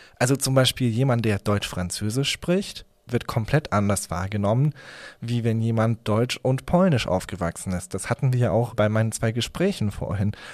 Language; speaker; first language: German; early bilingual, other home language; Hungarian